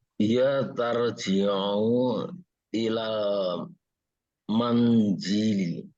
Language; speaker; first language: Arabic; non-native, learner; Indonesian